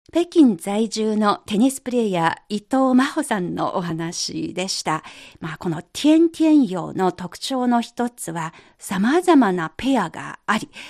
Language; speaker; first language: Japanese; non-native, fluent; Chinese